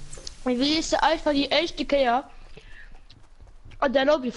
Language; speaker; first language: German; non-native, local second language; Luxembourgish